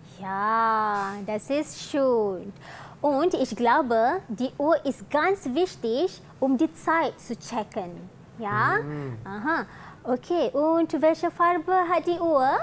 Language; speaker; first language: German; non-native, fluent; Malay